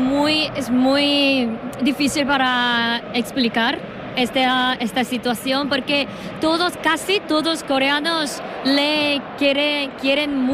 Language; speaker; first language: Spanish; non-native, learner; Korean